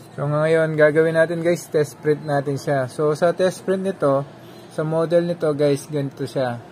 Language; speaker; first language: Filipino; non-native, local second language; Pampanga